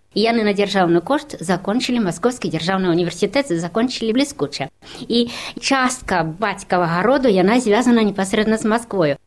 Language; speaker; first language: Belarusian; native; Belarusian